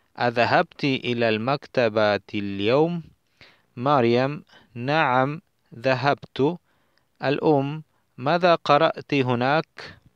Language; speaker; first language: Arabic; non-native, fluent; Spanish